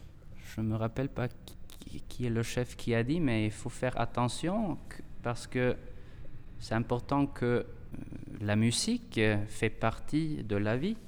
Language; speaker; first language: French; non-native, fluent; Swedish